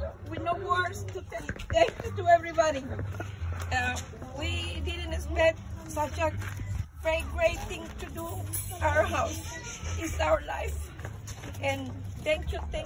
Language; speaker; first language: English; non-native, learner; Spanish